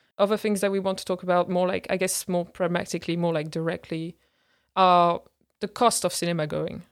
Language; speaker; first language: English; non-native, fluent; French